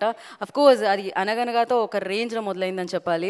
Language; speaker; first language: Telugu; native; Telugu